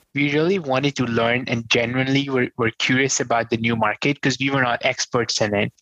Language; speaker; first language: English; non-native, local second language; Hindi